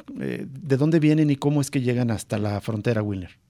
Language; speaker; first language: Spanish; native; Spanish